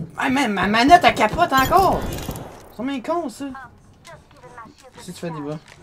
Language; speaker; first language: French; native; French